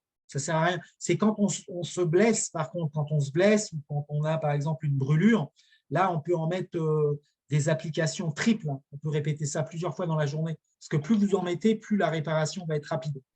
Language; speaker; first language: French; native; French